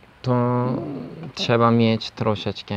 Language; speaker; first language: Polish; non-native, fluent; Turkish